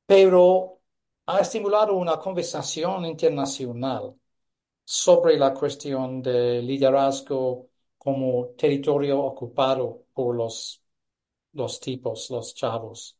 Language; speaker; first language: Spanish; non-native, fluent; English